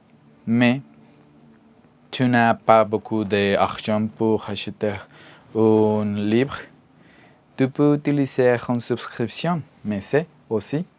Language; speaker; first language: French; non-native, learner; Spanish